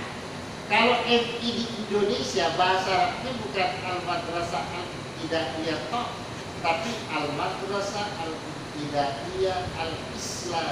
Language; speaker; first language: Arabic; non-native, fluent; Indonesian